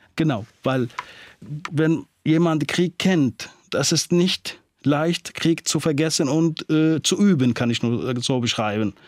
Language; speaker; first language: German; non-native, fluent; Arabic